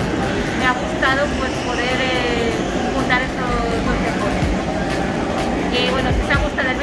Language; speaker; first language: Spanish; native; Spanish